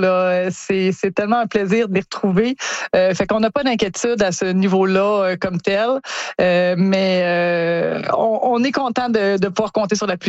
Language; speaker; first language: French; native; French